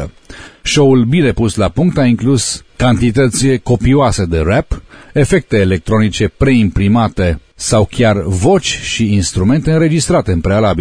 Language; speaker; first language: Romanian; native; Romanian